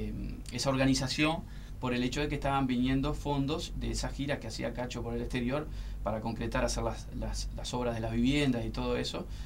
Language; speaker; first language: Spanish; native; Spanish